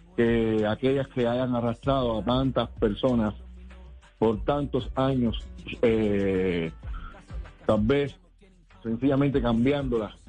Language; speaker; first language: Spanish; native; Spanish